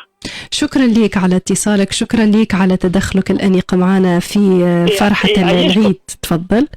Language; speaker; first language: Arabic; native; Arabic